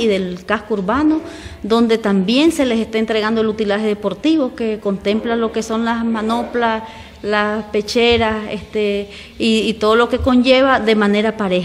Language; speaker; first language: Spanish; native; Spanish